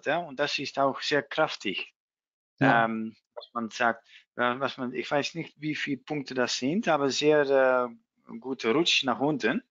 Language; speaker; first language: German; non-native, learner; Dutch